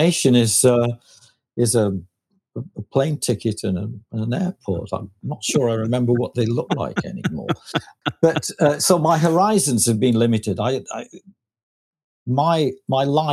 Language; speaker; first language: English; native; English